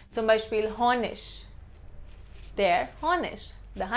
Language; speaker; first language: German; non-native, fluent; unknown